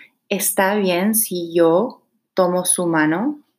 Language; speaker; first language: Spanish; non-native, fluent; English